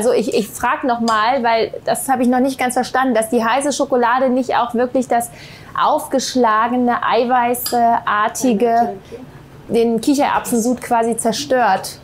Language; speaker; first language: German; native; German